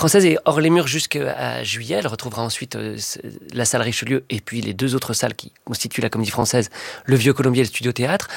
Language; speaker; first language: French; native; French